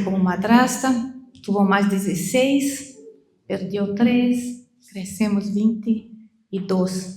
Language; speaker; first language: Spanish; non-native, learner; Portuguese